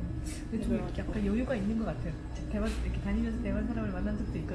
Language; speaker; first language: Korean; native; Korean